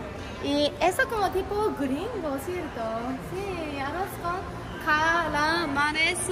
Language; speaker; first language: Spanish; non-native, learner; Japanese